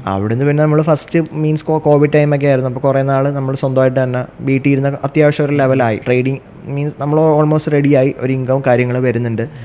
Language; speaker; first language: Malayalam; native; Malayalam